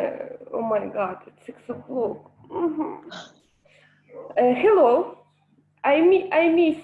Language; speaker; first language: English; non-native, learner; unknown